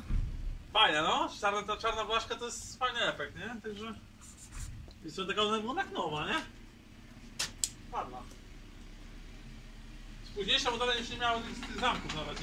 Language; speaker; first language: Polish; native; Polish